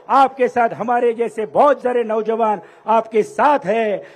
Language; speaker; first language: Hindi; non-native, local second language; Marathi